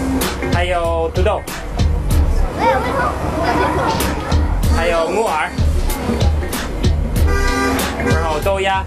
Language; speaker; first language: Chinese; non-native, fluent; English